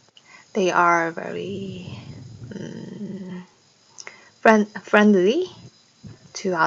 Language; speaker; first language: English; non-native, learner; Korean